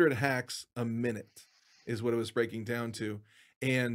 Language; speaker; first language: English; native; English